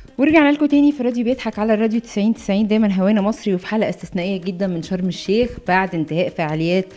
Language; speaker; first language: Arabic; native; Arabic